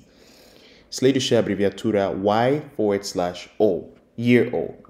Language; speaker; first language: Russian; non-native, fluent; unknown